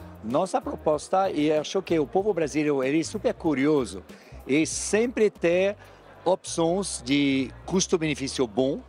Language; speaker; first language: Portuguese; non-native, fluent; French